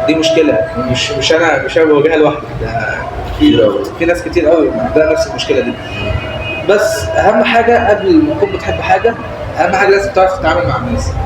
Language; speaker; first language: Arabic; native; Arabic